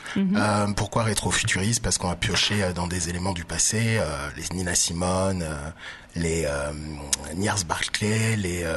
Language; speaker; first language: French; early bilingual, other home language; Baoulé